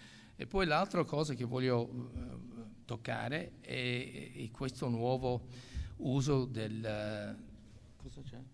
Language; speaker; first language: Italian; non-native, local second language; English